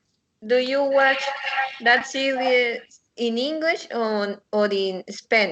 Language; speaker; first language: English; non-native, learner; Spanish